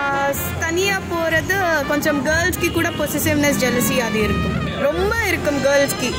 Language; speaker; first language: Tamil; non-native, learner; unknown